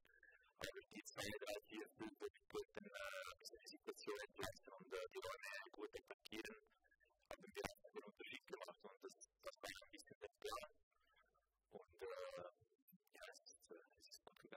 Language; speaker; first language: German; non-native, local second language; Italian